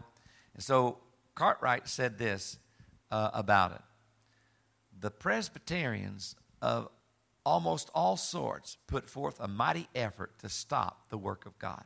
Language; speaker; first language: English; native; English